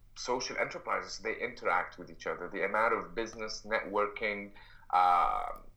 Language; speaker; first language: English; non-native, fluent; Arabic